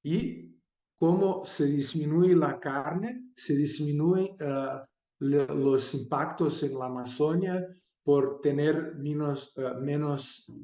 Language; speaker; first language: Spanish; non-native, fluent; Portuguese